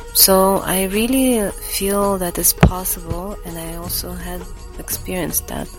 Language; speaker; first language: English; non-native, fluent; Latvian